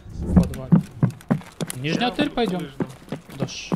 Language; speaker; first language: Russian; native; Russian